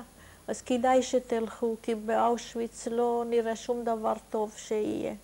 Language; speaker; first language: Hebrew; non-native, fluent; Hungarian